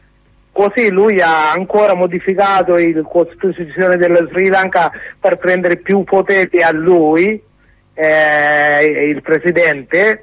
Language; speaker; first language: Italian; non-native, learner; Sinhala